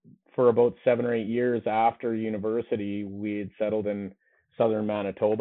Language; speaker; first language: English; native; English